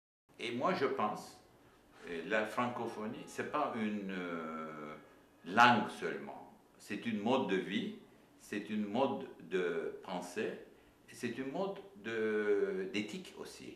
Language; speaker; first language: French; non-native, fluent; Turkish